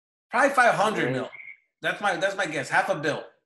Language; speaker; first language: English; early bilingual, other home language; Spanish